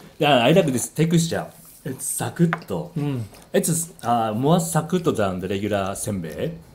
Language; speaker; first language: English; non-native, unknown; Japanese